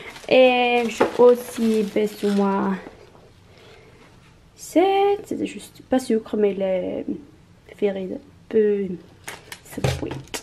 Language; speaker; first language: French; non-native, learner; Norwegian